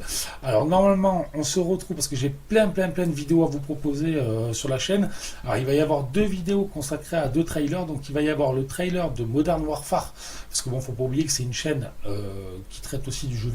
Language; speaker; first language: French; native; French